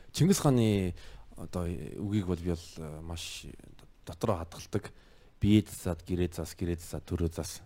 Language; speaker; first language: Mongolian; early bilingual, heritage; Mongolian